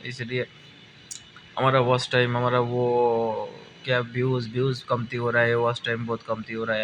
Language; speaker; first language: Hindi; non-native, learner; Bangla